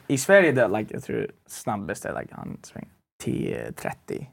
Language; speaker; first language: Swedish; non-native, fluent; English